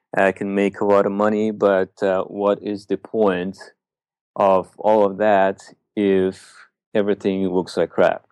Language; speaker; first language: English; early bilingual, other home language; Russian